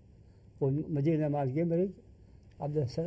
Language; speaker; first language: Arabic; native; Arabic